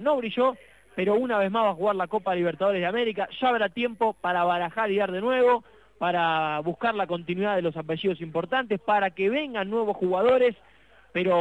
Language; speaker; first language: Spanish; native; Spanish